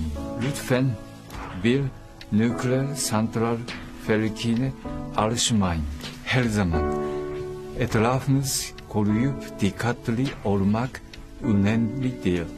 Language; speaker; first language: Turkish; non-native, learner; Japanese